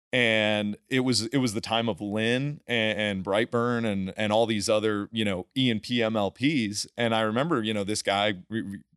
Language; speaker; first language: English; native; English